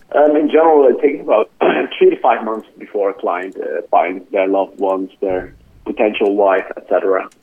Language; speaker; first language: English; non-native, fluent; Dutch